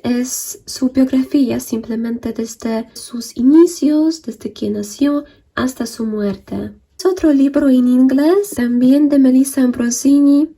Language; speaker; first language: Spanish; non-native, fluent; Polish